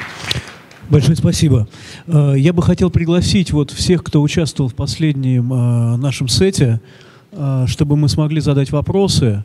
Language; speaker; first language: Russian; native; Russian